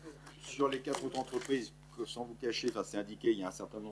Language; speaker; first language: French; native; French